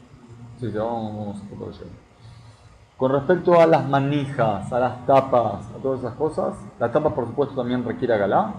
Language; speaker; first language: Spanish; native; Spanish